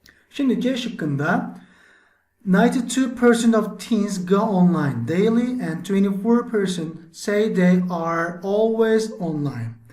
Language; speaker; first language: English; non-native, fluent; Turkish